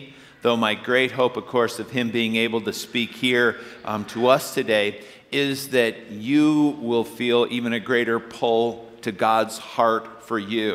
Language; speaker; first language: English; native; English